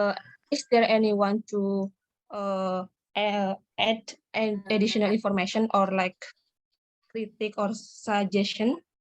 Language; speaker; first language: English; non-native, learner; Indonesian